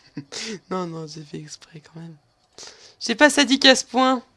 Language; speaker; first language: French; native; French